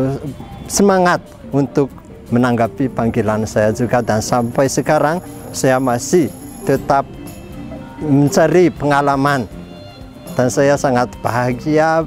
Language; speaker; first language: Indonesian; non-native, fluent; Malagasy